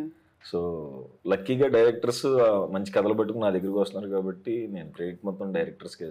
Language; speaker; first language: Telugu; native; Telugu